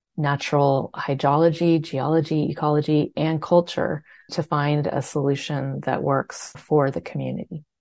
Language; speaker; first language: English; native; English